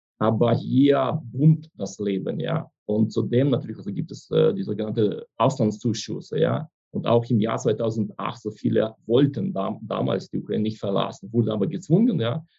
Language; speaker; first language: German; non-native, fluent; Ukrainian